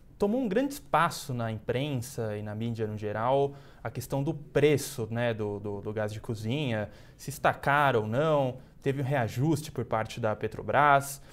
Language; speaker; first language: Portuguese; native; Portuguese